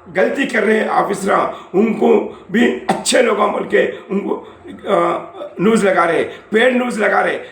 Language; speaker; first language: Hindi; non-native, local second language; Telugu